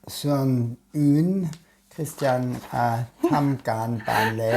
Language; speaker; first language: Thai; non-native, learner; German